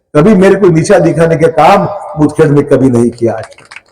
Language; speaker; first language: Hindi; non-native, local second language; Marathi